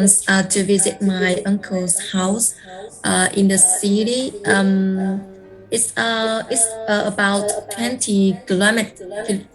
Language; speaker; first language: English; non-native, learner; Vietnamese